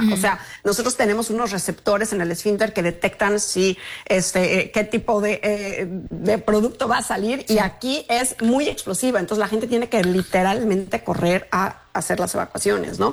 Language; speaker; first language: Spanish; native; Spanish